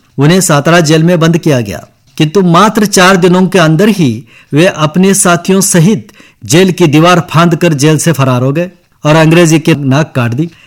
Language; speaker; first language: Hindi; non-native, local second language; Marathi